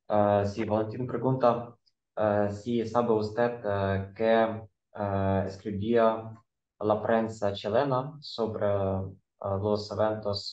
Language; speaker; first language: Spanish; non-native, fluent; Ukrainian